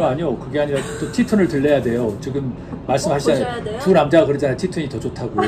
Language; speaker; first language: Korean; native; Korean